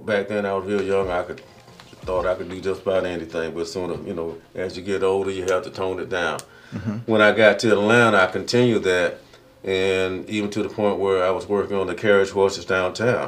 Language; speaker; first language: English; native; English